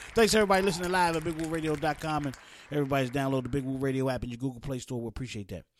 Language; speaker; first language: English; native; English